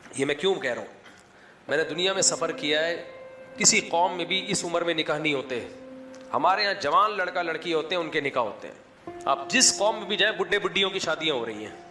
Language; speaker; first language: Urdu; native; Urdu